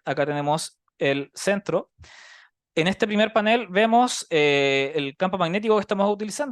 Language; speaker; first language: Spanish; native; Spanish